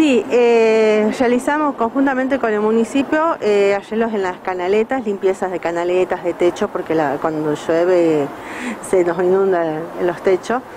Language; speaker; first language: Spanish; native; Spanish